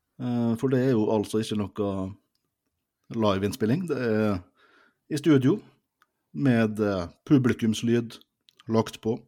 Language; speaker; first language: Norwegian; native; Norwegian